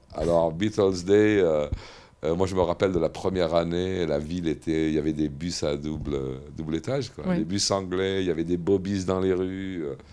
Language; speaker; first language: French; native; French